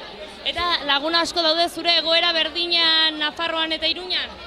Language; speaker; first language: Basque; native; Basque